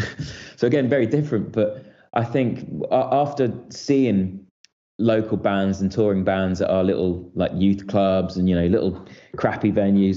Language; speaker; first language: English; native; English